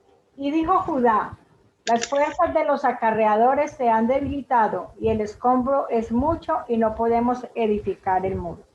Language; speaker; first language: Spanish; native; Spanish